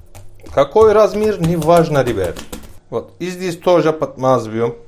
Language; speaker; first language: Russian; non-native, learner; Turkish